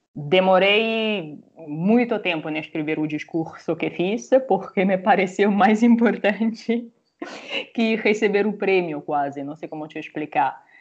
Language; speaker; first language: Portuguese; non-native, fluent; Italian